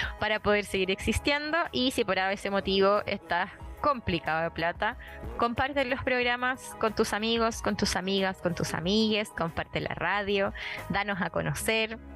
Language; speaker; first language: Spanish; native; Spanish